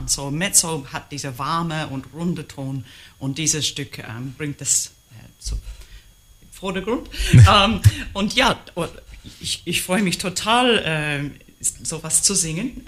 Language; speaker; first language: German; non-native, fluent; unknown